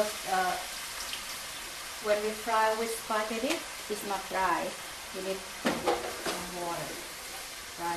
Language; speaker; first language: English; non-native, learner; Thai